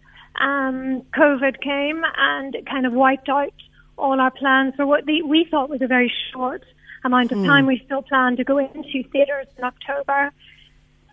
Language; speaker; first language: English; native; English